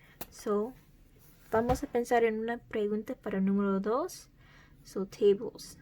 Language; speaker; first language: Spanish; early bilingual, heritage; Spanish